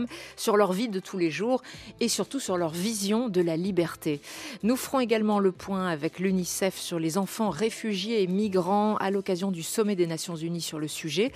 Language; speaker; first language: French; native; French